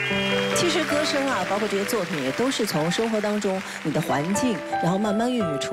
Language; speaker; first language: Chinese; native; Chinese